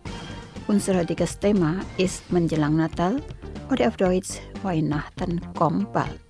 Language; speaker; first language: German; non-native, fluent; Indonesian